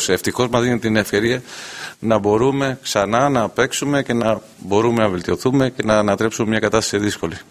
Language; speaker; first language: Greek; non-native, fluent; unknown